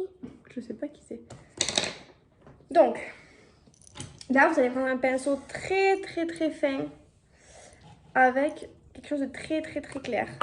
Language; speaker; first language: French; native; French